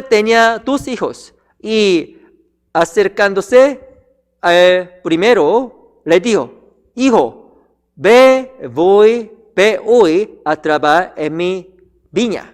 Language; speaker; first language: Spanish; non-native, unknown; Korean